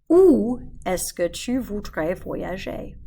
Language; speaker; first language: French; non-native, fluent; English